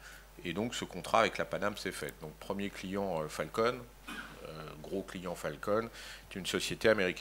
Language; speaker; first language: French; native; French